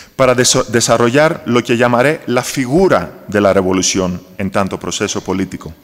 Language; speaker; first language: Spanish; non-native, fluent; Greek